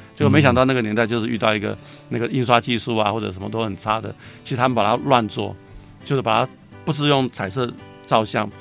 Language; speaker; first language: Chinese; native; Chinese